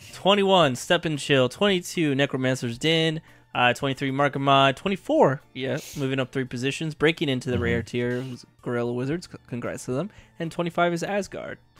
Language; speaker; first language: English; native; English